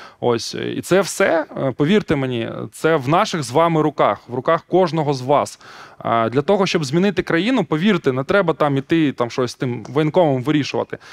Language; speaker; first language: Ukrainian; non-native, local second language; Russian